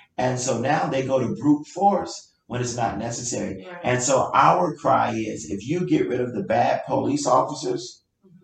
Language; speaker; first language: English; native; English